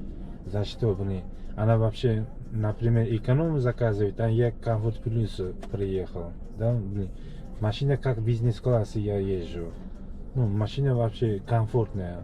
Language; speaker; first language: Russian; non-native, learner; Uzbek